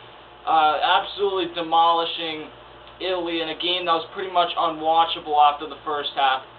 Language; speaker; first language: English; native; English